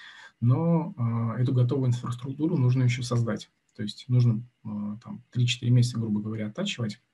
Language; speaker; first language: Russian; native; Russian